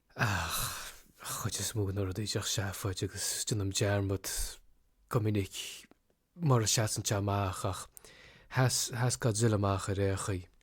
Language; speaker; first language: Irish; native; Irish